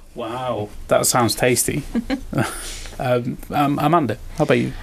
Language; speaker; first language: English; native; English